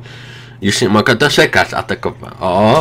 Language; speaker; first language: Polish; non-native, learner; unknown